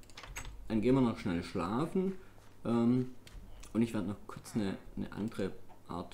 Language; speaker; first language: German; native; German